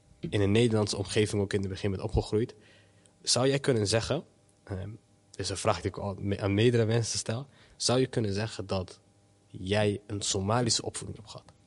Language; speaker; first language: Dutch; early bilingual, other home language; Somali